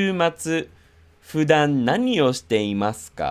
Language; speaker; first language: Japanese; non-native, fluent; English